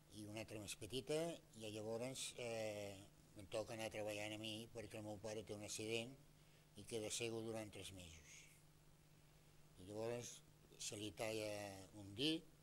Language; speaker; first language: Catalan; non-native, local second language; Spanish